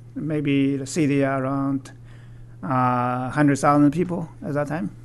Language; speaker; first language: English; non-native, fluent; Chinese